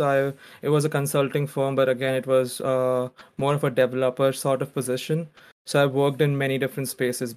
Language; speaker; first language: English; non-native, local second language; Gujarati